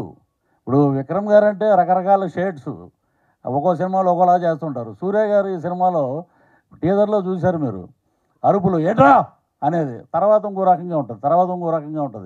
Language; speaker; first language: Telugu; native; Telugu